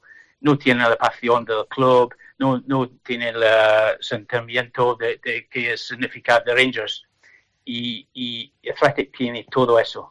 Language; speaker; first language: Spanish; non-native, learner; English